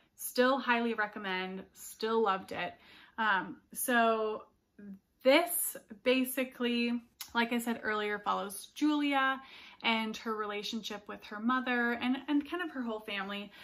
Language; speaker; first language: English; native; English